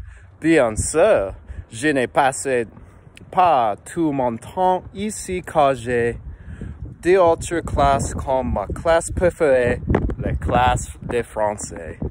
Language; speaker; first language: French; non-native, learner; English